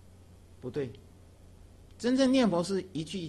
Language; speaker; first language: Chinese; native; Chinese